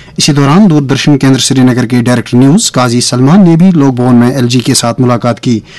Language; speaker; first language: Urdu; non-native, local second language; Kashmiri